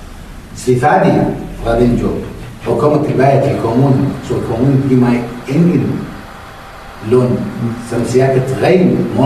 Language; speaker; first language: Danish; non-native, learner; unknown